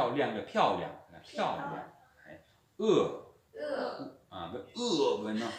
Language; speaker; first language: Chinese; non-native, fluent; Lao